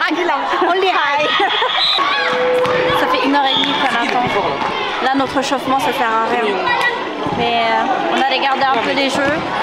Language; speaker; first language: French; early bilingual, other home language; Filipino